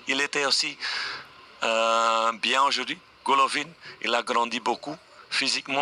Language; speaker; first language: French; non-native, fluent; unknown